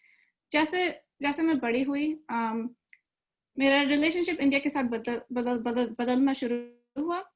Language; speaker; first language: Hindi; early bilingual, other home language; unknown